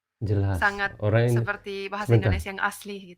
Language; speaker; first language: Indonesian; non-native, fluent; Finnish